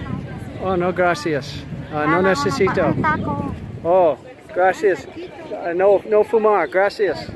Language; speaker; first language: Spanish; non-native, learner; English